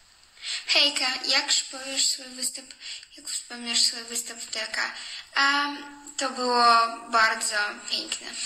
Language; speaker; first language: Polish; non-native, learner; Russian